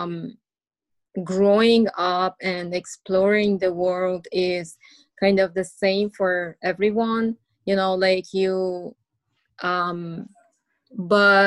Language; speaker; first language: English; non-native, learner; Persian